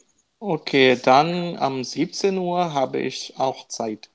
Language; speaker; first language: German; non-native, learner; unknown